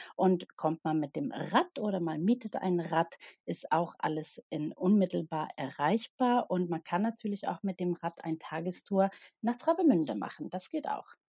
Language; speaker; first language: German; non-native, fluent; Swedish